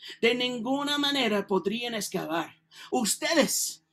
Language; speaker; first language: Spanish; non-native, learner; English